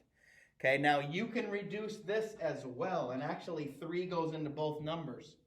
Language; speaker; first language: English; native; English